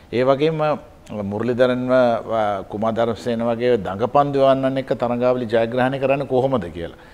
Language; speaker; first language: Sinhala; native; Sinhala